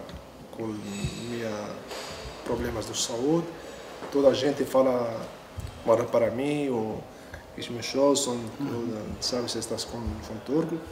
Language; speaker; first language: Portuguese; non-native, learner; Arabic